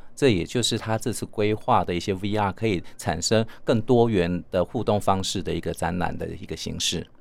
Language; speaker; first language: Chinese; native; Chinese